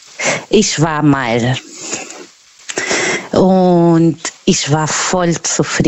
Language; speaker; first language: German; non-native, learner; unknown